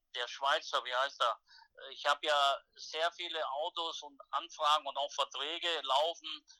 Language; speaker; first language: German; native; German